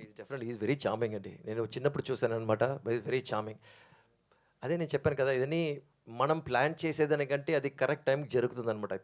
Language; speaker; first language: Telugu; native; Telugu